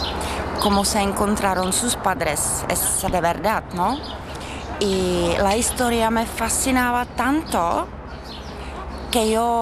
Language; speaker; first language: Spanish; non-native, fluent; Czech